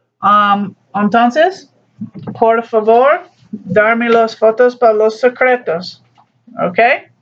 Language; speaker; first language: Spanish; non-native, learner; English